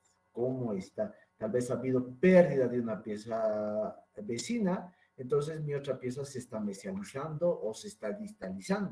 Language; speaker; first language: Spanish; native; Spanish